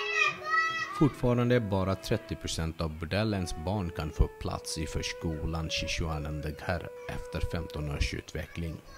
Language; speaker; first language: Swedish; non-native, fluent; Bangla